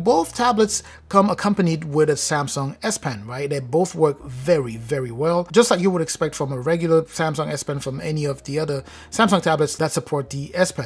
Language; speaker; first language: English; native; English